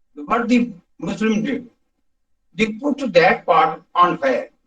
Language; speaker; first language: English; non-native, local second language; Punjabi